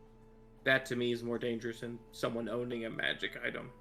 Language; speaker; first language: English; native; English